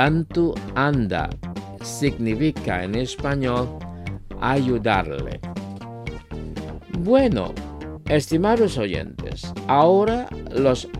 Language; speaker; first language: Spanish; non-native, fluent; Indonesian